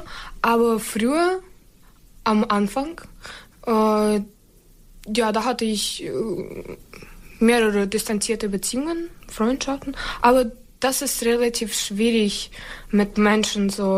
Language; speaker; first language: German; non-native, fluent; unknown